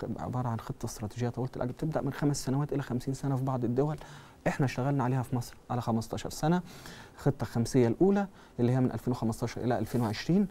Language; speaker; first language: Arabic; native; Arabic